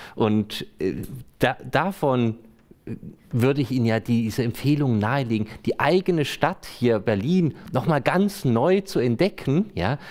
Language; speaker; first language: German; native; German